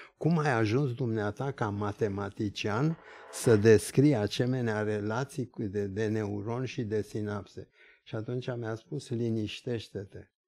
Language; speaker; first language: Romanian; early bilingual, other home language; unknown